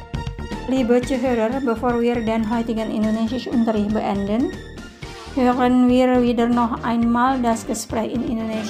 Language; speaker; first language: German; non-native, fluent; Indonesian